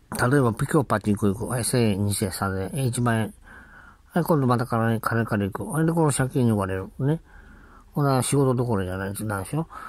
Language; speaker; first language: Japanese; native; Japanese